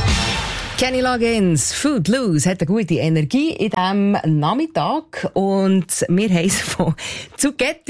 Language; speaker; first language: German; native; German